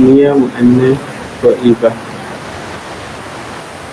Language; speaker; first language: Arabic; non-native, learner; Indonesian